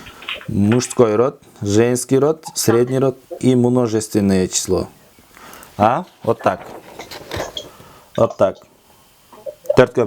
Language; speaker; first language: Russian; non-native, local second language; Kyrgyz